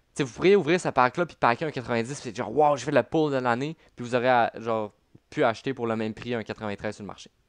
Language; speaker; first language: French; native; French